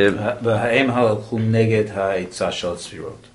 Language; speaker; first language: Hebrew; non-native, learner; English